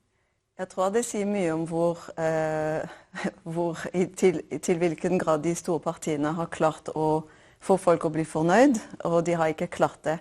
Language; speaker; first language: Norwegian; non-native, fluent; French